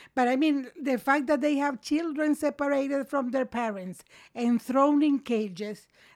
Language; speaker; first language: English; non-native, fluent; Spanish